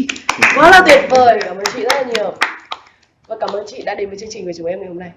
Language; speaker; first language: Vietnamese; native; Vietnamese